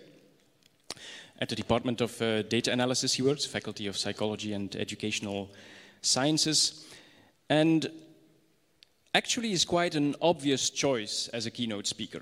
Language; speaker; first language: English; non-native, fluent; Dutch